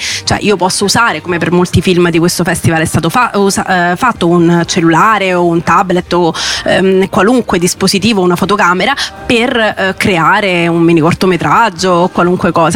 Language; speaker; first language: Italian; native; Italian